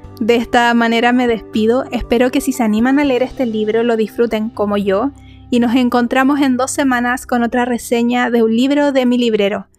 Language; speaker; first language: Spanish; native; Spanish